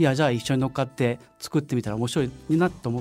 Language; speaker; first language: Japanese; native; Japanese